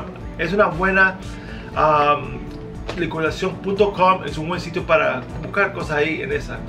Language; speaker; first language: Spanish; early bilingual, heritage; Spanish